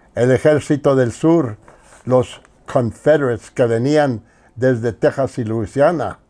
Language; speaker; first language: Spanish; early bilingual, heritage; Spanish